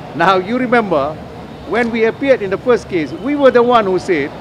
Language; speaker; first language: English; non-native, local second language; Malay